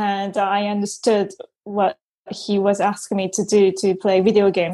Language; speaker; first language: English; non-native, fluent; Japanese